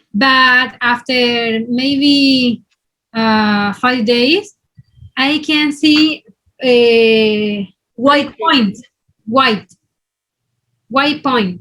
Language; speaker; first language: English; non-native, learner; Spanish